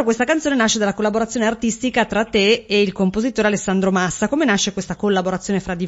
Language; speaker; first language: Italian; native; Italian